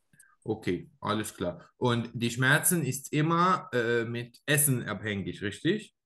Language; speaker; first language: German; non-native, learner; Arabic